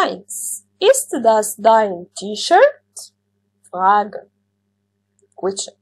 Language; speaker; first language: German; non-native, fluent; Arabic